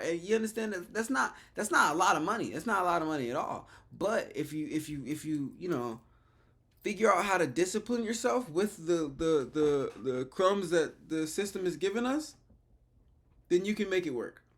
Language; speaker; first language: English; native; English